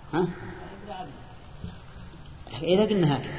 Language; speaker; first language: Arabic; native; Arabic